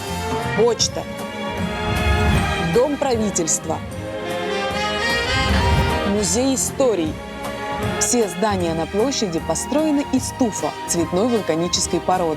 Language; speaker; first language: Russian; native; Russian